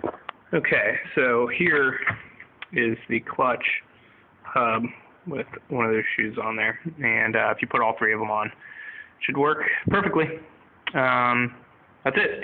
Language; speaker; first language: English; native; English